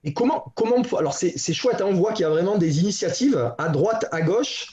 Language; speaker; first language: French; native; French